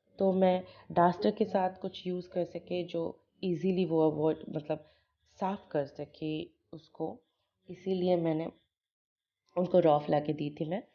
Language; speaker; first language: Hindi; non-native, local second language; Bangla